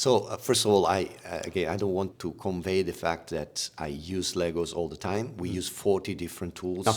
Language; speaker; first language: English; non-native, fluent; Italian